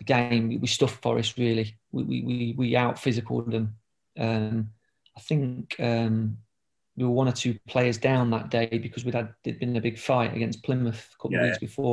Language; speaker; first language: English; native; English